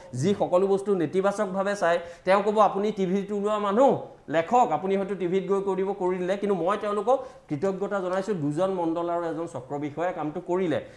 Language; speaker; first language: Assamese; native; Assamese